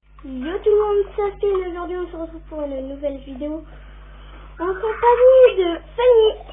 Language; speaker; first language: French; native; French